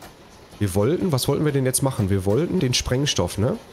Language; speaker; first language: German; native; German